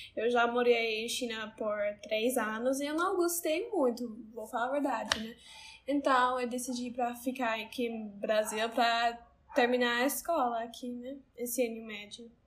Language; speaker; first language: Portuguese; non-native, learner; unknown